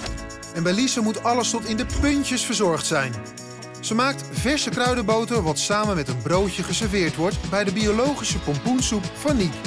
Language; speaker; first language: Dutch; native; Dutch